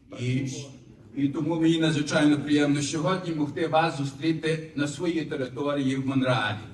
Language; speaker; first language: Ukrainian; early bilingual, heritage; Ukrainian